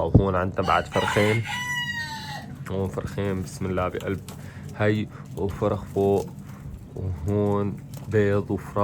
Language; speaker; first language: Arabic; native; Arabic